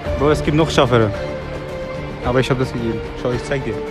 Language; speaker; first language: German; non-native, learner; Persian